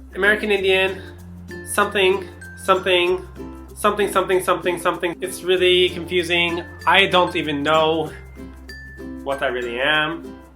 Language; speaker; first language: English; native; English